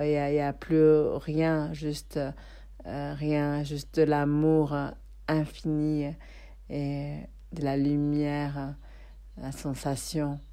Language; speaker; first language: French; non-native, fluent; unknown